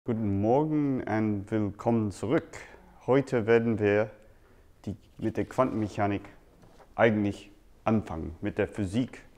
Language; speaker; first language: German; non-native, fluent; English